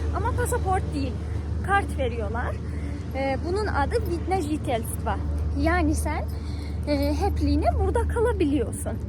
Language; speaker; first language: Turkish; non-native, fluent; Persian